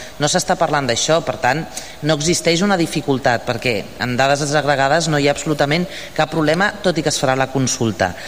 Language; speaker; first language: Catalan; non-native, local second language; Spanish